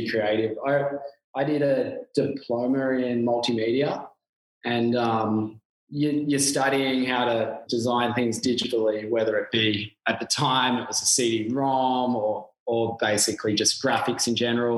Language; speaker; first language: English; native; English